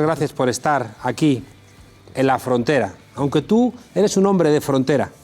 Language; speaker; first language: Spanish; native; Spanish